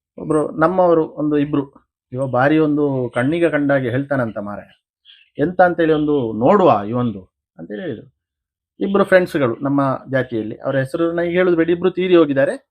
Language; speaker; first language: Kannada; non-native, local second language; Konkani